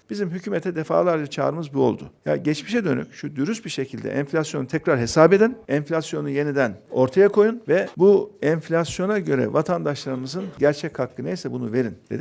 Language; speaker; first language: Turkish; native; Turkish